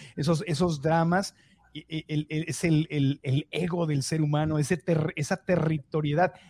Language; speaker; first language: Spanish; native; Spanish